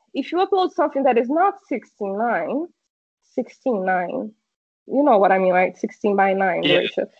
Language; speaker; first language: English; non-native, fluent; Portuguese